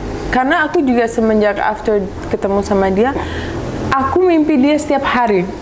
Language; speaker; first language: Indonesian; early bilingual, heritage; Indonesian